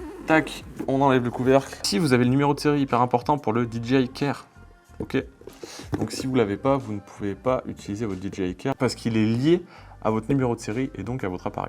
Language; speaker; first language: French; native; French